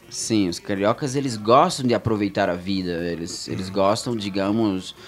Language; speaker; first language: Portuguese; native; Portuguese